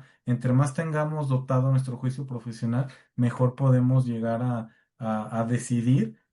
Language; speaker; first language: Spanish; native; Spanish